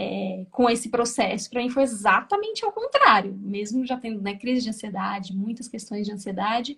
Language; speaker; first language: Portuguese; native; Portuguese